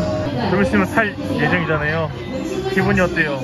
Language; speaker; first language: Korean; native; Korean